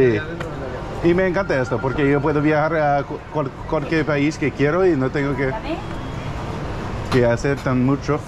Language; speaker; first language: Spanish; non-native, learner; English